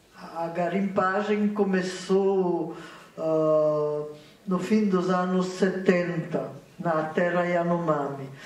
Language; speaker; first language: Portuguese; non-native, fluent; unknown